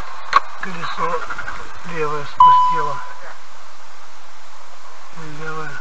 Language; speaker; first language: Russian; native; Russian